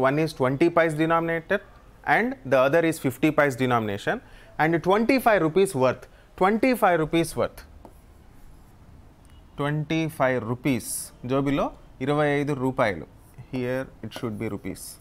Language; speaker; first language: English; non-native, local second language; Telugu